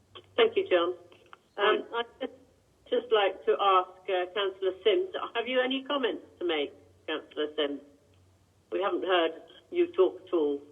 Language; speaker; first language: English; native; English